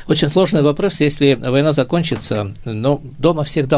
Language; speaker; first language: Russian; non-native, fluent; Estonian